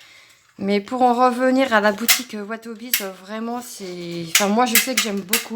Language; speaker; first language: French; native; French